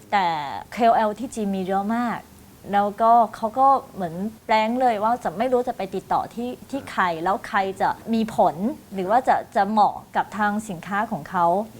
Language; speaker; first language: Thai; early bilingual, other home language; Chinese